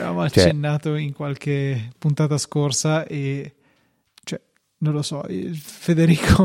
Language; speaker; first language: Italian; native; Italian